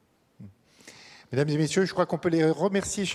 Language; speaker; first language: French; native; French